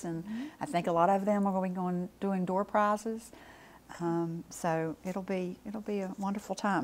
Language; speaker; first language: English; native; English